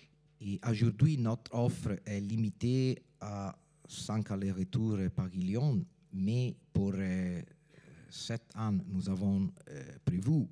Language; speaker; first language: French; non-native, fluent; Italian